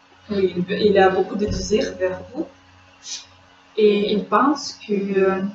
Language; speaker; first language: French; non-native, fluent; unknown